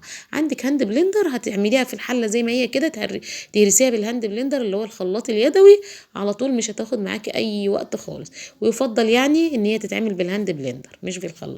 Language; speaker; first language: Arabic; native; Arabic